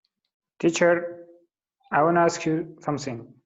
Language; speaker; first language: English; non-native, learner; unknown